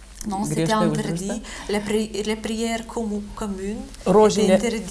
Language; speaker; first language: French; non-native, fluent; Lithuanian